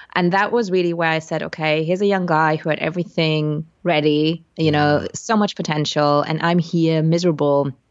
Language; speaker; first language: English; non-native, fluent; Luxembourgish